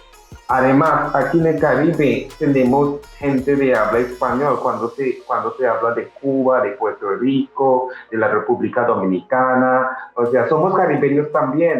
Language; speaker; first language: Spanish; non-native, fluent; English